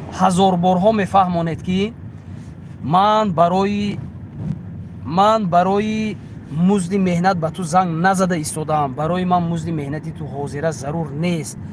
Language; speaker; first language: Tajik; native; Tajik